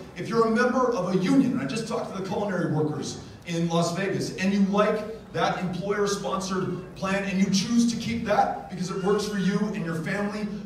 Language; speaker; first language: English; native; English